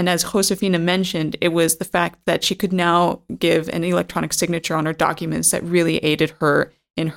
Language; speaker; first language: English; native; English